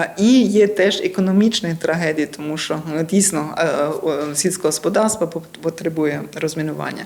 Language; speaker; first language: Ukrainian; non-native, learner; German